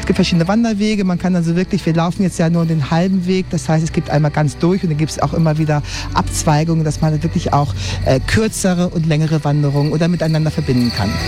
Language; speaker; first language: German; native; German